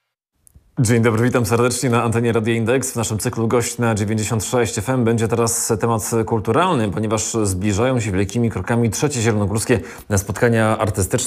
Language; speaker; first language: Polish; native; Polish